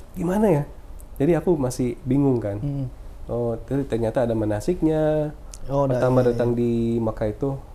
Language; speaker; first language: Indonesian; non-native, fluent; Filipino